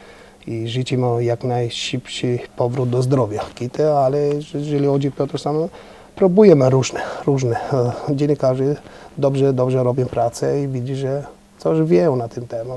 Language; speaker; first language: Polish; non-native, fluent; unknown